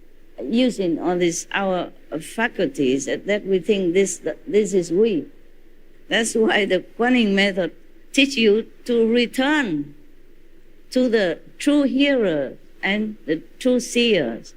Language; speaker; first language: English; non-native, fluent; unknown